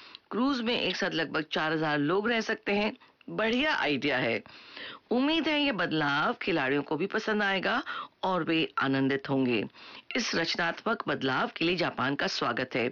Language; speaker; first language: Hindi; native; Hindi